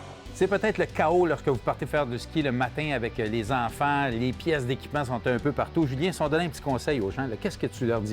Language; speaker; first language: French; native; French